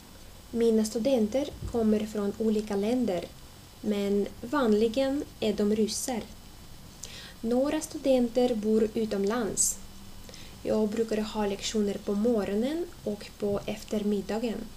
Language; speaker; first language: Swedish; non-native, fluent; Russian